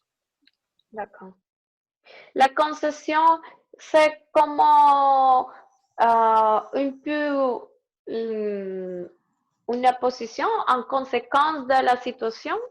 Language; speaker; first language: French; non-native, learner; Spanish